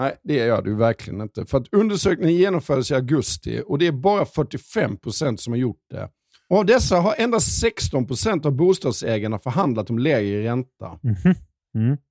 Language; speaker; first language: Swedish; native; Swedish